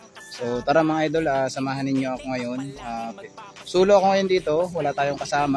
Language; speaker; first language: Filipino; non-native, local second language; Cebuano